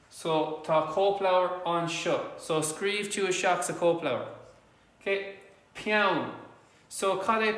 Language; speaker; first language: Irish; non-native, local second language; English